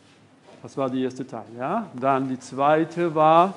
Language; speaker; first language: German; non-native, learner; Spanish